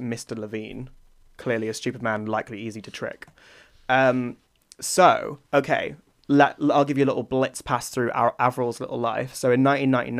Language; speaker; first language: English; native; English